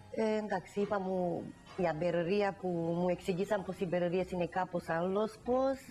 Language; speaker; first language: Greek; non-native, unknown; Romanian